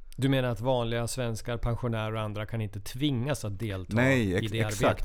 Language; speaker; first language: Swedish; native; Swedish